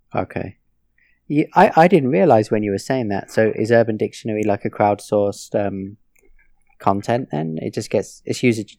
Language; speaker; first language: English; native; English